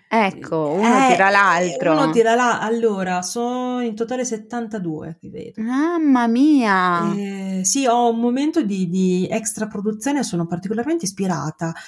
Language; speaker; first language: Italian; native; Italian